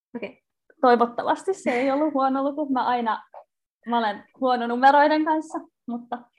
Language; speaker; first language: Finnish; native; Finnish